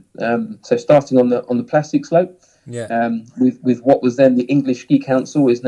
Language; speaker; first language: English; native; English